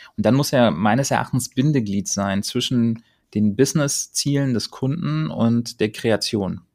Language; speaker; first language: German; native; German